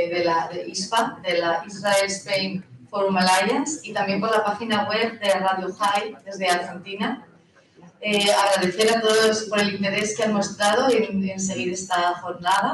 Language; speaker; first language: Spanish; native; Spanish